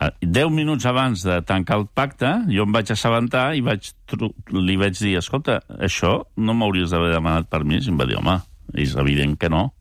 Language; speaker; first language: Catalan; early bilingual, other home language; French